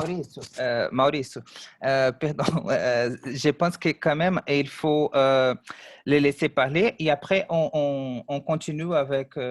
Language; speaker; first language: French; non-native, fluent; Portuguese